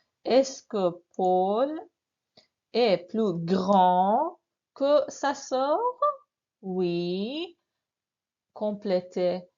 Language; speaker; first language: French; non-native, fluent; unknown